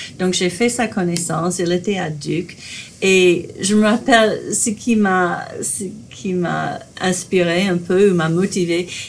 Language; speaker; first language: French; non-native, fluent; English